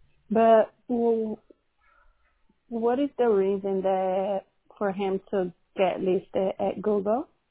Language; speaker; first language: English; non-native, fluent; Portuguese